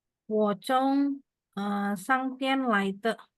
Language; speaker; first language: Chinese; non-native, learner; Indonesian